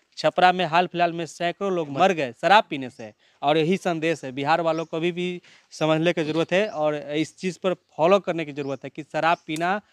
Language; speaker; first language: Hindi; native; Hindi